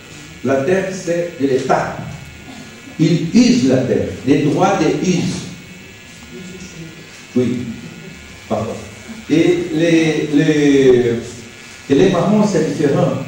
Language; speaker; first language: French; non-native, learner; Portuguese